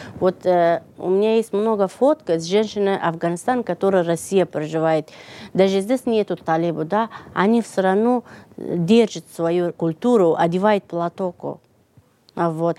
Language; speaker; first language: Russian; non-native, learner; Persian